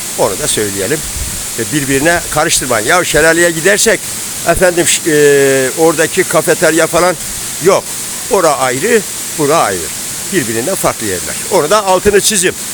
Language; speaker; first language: Turkish; native; Turkish